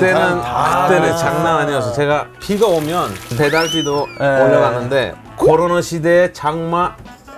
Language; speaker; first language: Korean; non-native, fluent; Turkish